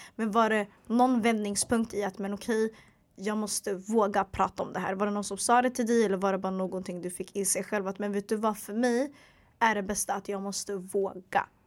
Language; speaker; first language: Swedish; early bilingual, other home language; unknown